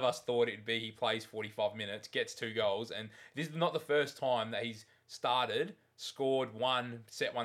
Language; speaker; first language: English; native; English